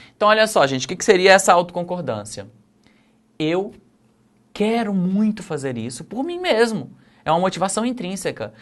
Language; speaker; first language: Portuguese; native; Portuguese